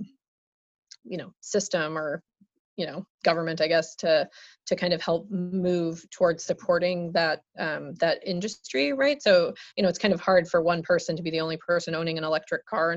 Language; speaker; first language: English; native; English